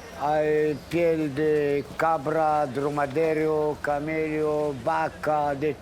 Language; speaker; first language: Spanish; non-native, fluent; Arabic